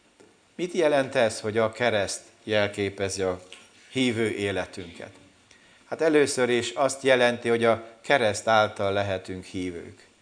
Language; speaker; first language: Hungarian; native; Hungarian